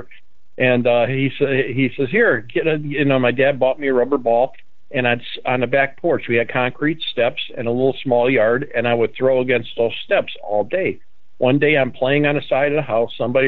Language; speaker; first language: English; native; English